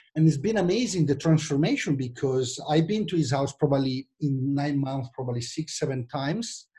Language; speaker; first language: English; non-native, fluent; Italian